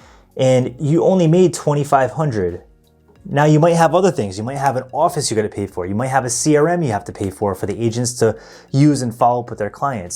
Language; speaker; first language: English; native; English